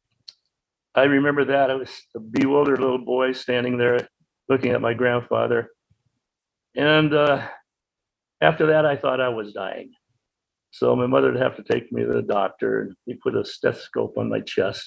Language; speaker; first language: English; native; English